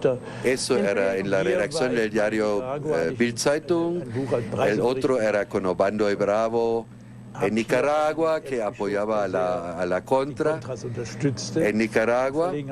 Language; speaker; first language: Spanish; non-native, fluent; German